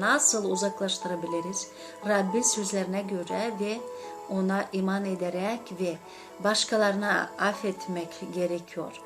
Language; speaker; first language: Turkish; non-native, learner; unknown